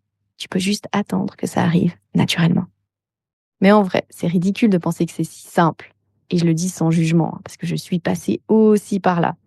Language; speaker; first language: French; native; French